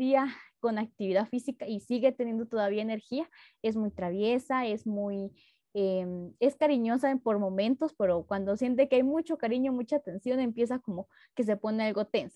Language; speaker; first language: Spanish; native; Spanish